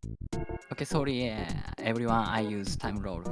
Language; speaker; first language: English; non-native, learner; Japanese